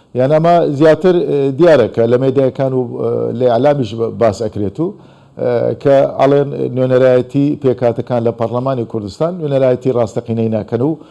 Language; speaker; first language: Central Kurdish; non-native, local second language; Turkish